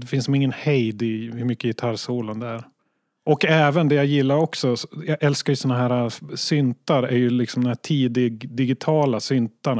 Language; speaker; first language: Swedish; native; Swedish